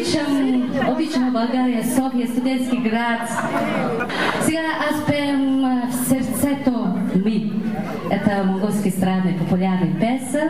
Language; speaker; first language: Bulgarian; non-native, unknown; Mongolian